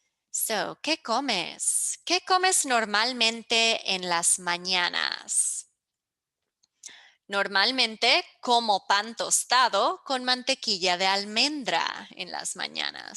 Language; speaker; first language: Spanish; early bilingual, heritage; English